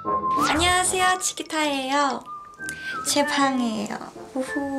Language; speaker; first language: Korean; non-native, learner; Thai